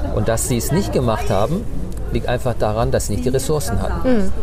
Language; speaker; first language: German; early bilingual, other home language; Turkish